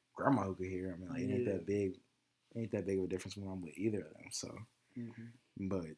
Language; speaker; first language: English; native; English